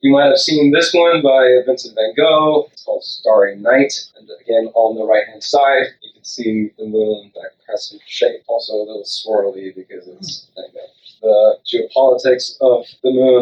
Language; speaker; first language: English; non-native, local second language; Sinhala